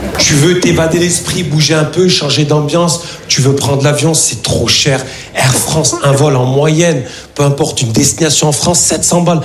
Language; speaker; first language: French; early bilingual, other home language; Arabic